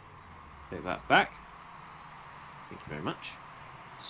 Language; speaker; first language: English; native; English